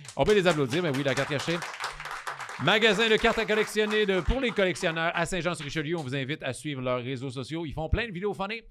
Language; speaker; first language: French; native; French